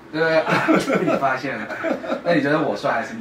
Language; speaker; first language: Chinese; native; Chinese